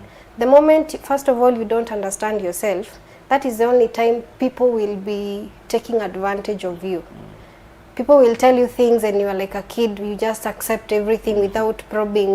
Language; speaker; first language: English; non-native, local second language; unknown